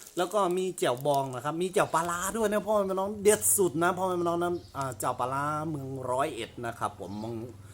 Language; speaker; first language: Thai; non-native, local second language; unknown